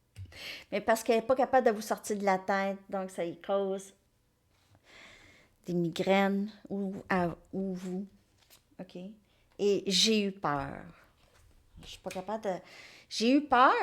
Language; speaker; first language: French; native; French